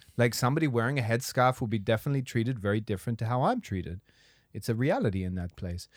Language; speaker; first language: English; native; English